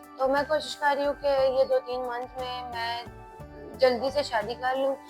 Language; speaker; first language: Urdu; native; Urdu